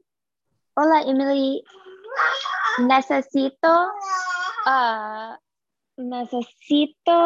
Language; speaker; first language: Spanish; non-native, learner; English